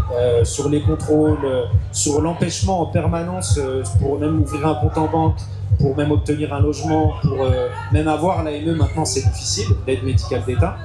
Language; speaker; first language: French; native; French